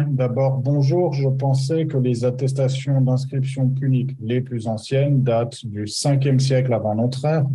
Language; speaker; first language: French; native; French